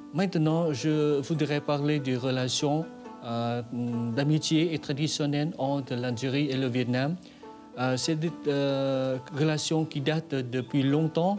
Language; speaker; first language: French; non-native, fluent; Vietnamese